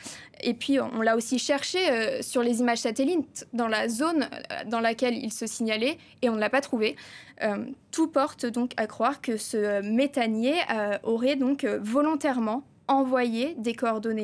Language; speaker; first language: French; native; French